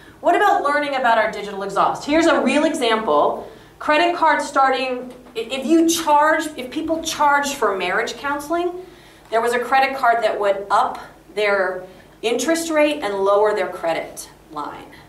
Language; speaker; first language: English; native; English